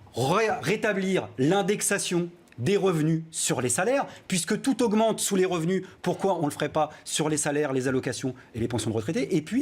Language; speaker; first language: French; native; French